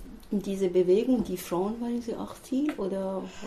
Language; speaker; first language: German; non-native, learner; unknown